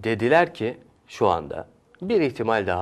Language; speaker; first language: Turkish; native; Turkish